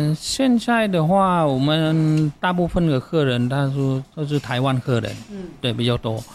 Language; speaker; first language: Chinese; non-native, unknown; Vietnamese